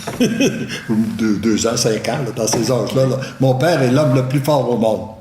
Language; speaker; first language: French; native; French